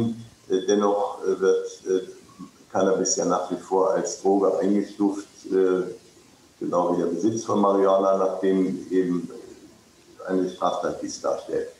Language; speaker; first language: German; native; German